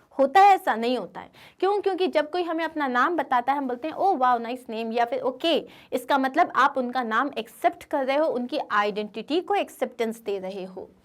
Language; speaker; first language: Hindi; non-native, local second language; Telugu